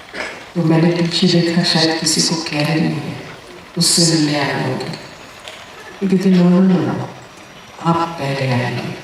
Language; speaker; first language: Hindi; native; Hindi